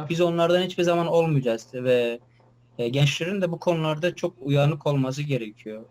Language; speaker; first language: Turkish; non-native, local second language; Kurdish